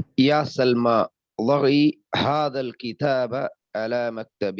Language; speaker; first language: Arabic; non-native, learner; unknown